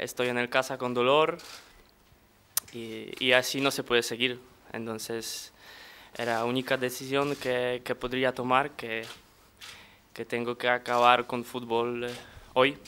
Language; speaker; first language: Spanish; non-native, fluent; Polish